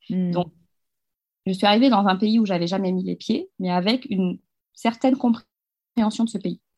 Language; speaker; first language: French; non-native, local second language; Fula